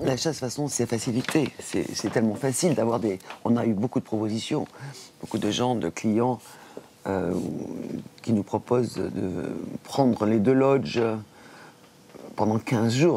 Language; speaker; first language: French; native; French